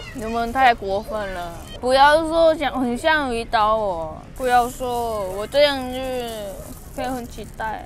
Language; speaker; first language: Chinese; non-native, fluent; Korean